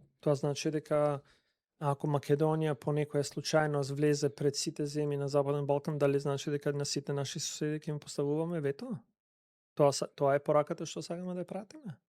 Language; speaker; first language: Macedonian; non-native, local second language; Albanian